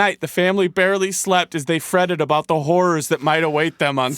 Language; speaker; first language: English; native; English